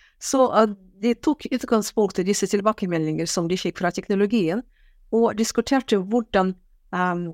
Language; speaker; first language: Norwegian; non-native, fluent; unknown